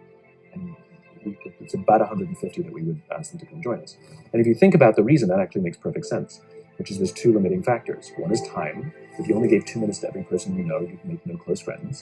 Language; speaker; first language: English; native; English